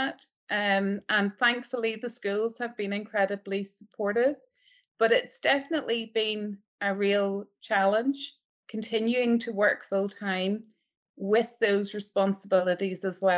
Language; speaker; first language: English; native; English